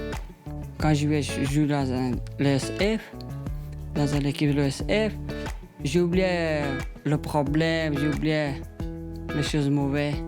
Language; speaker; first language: French; non-native, learner; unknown